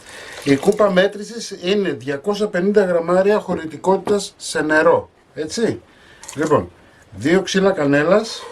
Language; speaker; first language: Greek; native; Greek